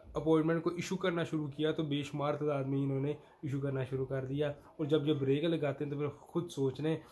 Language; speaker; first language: Urdu; non-native, local second language; Punjabi